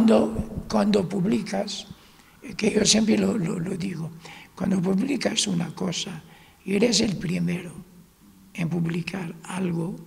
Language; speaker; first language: Spanish; non-native, fluent; Arabic